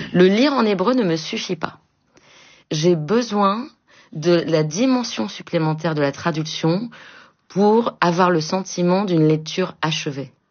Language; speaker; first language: French; native; French